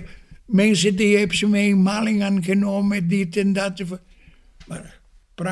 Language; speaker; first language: Dutch; non-native, fluent; Italian